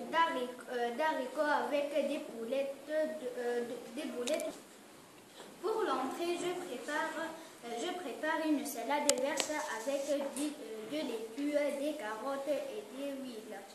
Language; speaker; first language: French; non-native, learner; Arabic